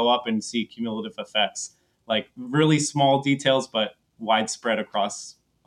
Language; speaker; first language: English; native; English